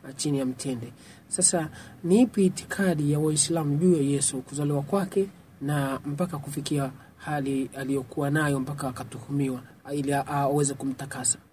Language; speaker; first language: Swahili; native; Swahili